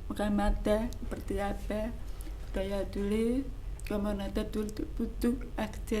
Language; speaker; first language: Indonesian; non-native, local second language; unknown